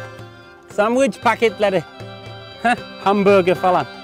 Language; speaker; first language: Turkish; non-native, learner; English